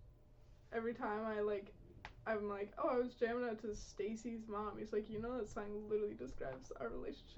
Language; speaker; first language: English; native; English